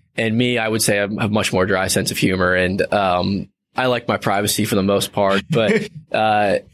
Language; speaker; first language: English; native; English